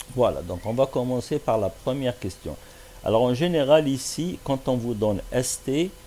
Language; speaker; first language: French; non-native, local second language; Arabic